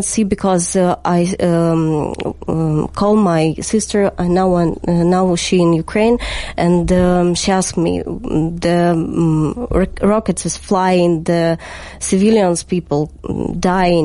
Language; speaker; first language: English; non-native, learner; Ukrainian